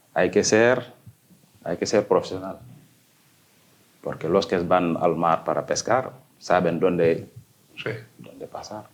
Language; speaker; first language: Spanish; non-native, fluent; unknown